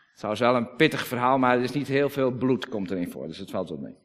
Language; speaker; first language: Dutch; native; Dutch